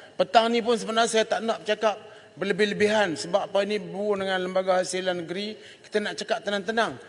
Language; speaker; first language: Malay; native; Malay